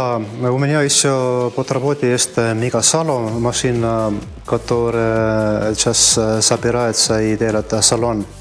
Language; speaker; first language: Russian; non-native, fluent; Estonian